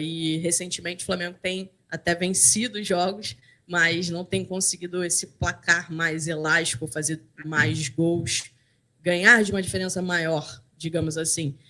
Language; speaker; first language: Portuguese; native; Portuguese